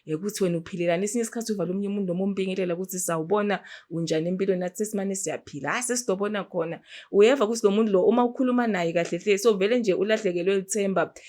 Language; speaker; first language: Zulu; non-native, local second language; Swati